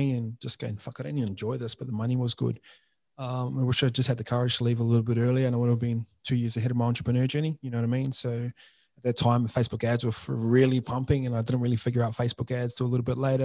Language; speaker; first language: English; native; English